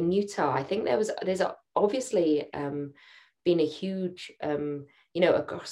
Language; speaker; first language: English; native; English